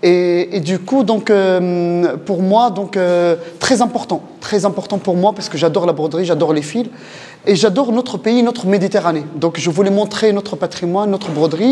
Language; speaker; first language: French; non-native, local second language; Arabic